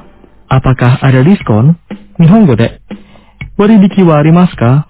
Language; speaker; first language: Japanese; non-native, fluent; Indonesian